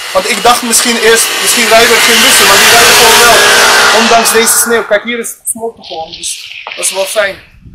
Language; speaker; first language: Dutch; early bilingual, other home language; Persian